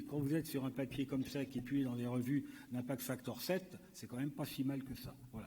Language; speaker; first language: French; native; French